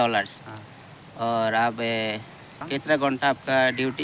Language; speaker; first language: Hindi; non-native, learner; Bangla